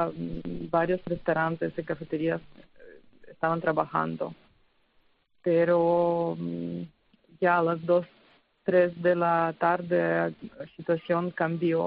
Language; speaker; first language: Spanish; non-native, fluent; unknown